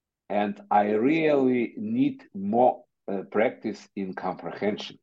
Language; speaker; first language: English; non-native, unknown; Ukrainian